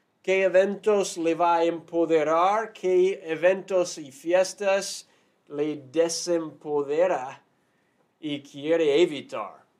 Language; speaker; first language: Spanish; non-native, fluent; English